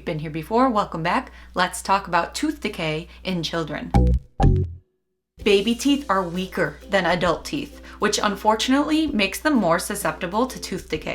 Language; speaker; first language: English; native; English